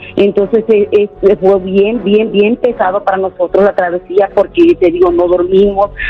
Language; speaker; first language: Spanish; native; Spanish